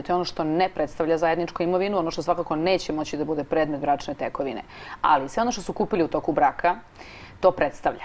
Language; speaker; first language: Croatian; native; Croatian